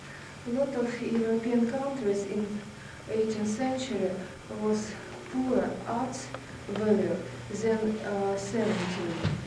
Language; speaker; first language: English; non-native, learner; Russian